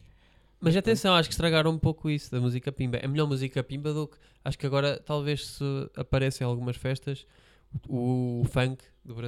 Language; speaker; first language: Portuguese; native; Portuguese